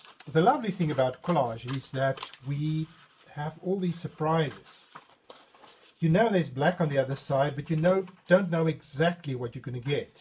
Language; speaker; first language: English; non-native, fluent; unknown